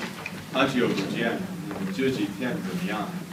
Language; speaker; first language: Chinese; non-native, learner; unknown